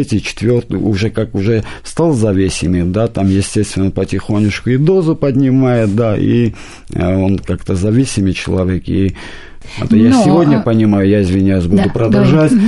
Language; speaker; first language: Russian; non-native, local second language; Armenian